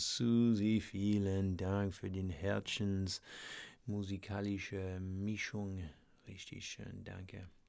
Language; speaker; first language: German; non-native, learner; English